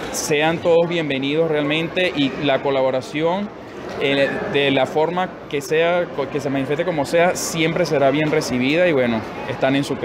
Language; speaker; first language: Spanish; native; Spanish